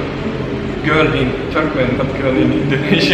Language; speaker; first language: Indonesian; non-native, fluent; Turkmen